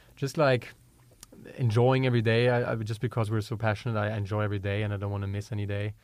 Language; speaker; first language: English; non-native, fluent; German